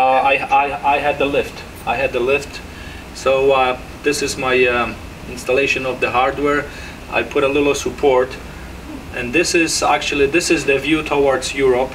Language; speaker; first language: English; non-native, fluent; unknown